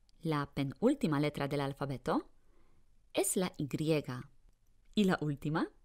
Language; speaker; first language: Spanish; non-native, fluent; Polish